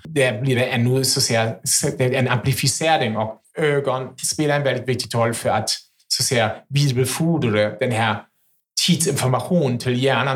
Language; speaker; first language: Swedish; non-native, fluent; German